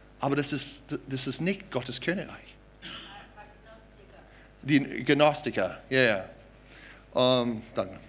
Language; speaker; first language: German; non-native, fluent; English